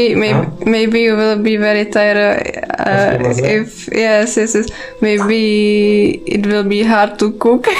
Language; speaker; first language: English; non-native, learner; Czech